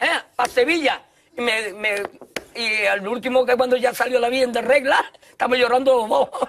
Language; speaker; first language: Spanish; native; Spanish